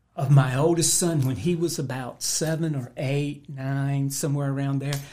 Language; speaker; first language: English; native; English